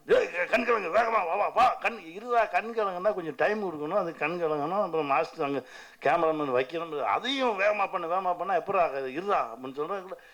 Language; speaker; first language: Tamil; native; Tamil